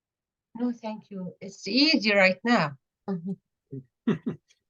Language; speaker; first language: English; non-native, learner; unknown